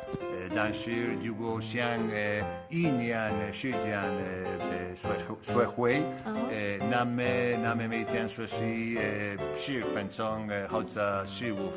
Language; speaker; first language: Chinese; non-native, learner; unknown